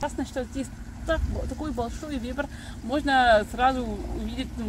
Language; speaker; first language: Russian; non-native, learner; English